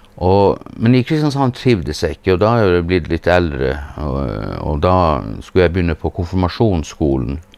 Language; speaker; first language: Norwegian; early bilingual, other home language; English